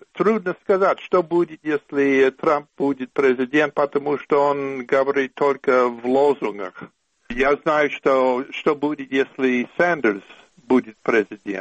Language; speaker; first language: Russian; non-native, fluent; English